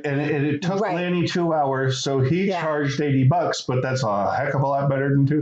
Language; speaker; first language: English; native; English